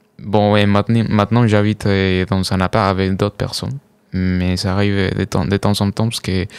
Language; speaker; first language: French; non-native, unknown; Spanish